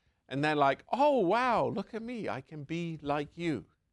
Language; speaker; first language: English; native; English